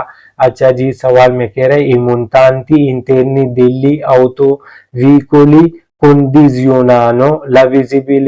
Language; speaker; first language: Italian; non-native, learner; Urdu